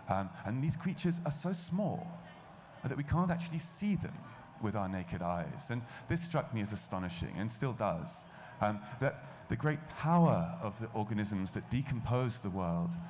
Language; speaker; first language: English; native; English